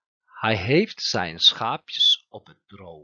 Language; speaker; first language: Dutch; non-native, fluent; Turkish